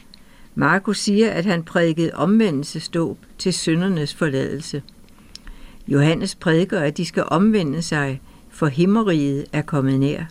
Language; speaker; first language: Danish; native; Danish